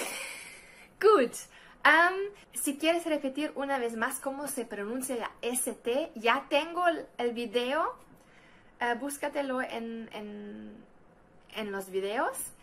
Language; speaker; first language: Spanish; non-native, learner; German